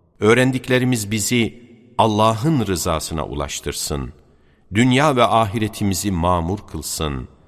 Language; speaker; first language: Turkish; native; Turkish